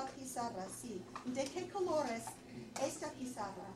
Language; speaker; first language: Spanish; non-native, fluent; English